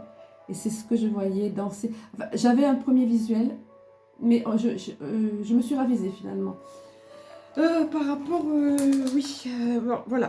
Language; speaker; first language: French; native; French